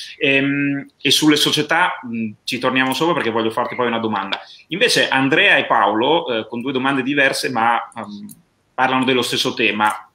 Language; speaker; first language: Italian; native; Italian